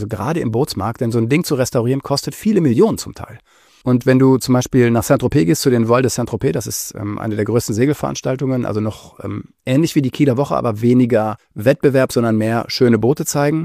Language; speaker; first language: German; native; German